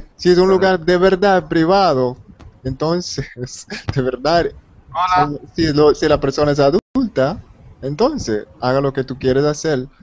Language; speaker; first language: Spanish; non-native, learner; English